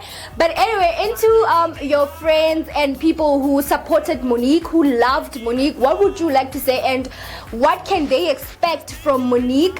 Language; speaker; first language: English; non-native, local second language; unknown